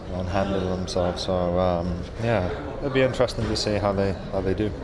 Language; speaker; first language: English; native; English